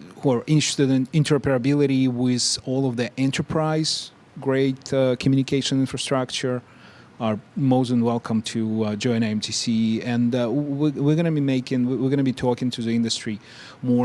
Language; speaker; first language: English; non-native, fluent; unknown